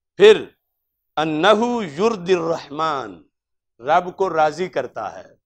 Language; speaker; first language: Urdu; non-native, local second language; Punjabi